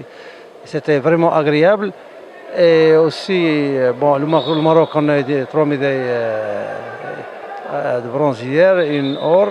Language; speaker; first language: French; non-native, local second language; Arabic